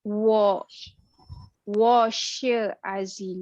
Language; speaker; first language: Chinese; non-native, learner; Malay